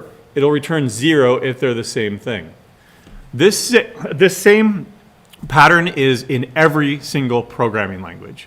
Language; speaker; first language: English; native; English